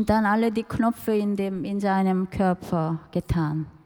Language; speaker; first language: German; non-native, fluent; Korean